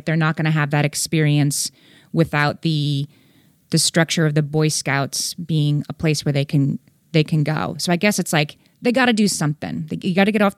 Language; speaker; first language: English; native; English